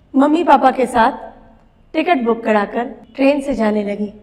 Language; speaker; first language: Hindi; non-native, local second language; Bangla